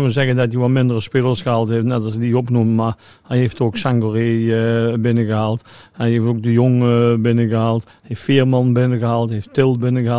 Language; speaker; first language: Dutch; native; Dutch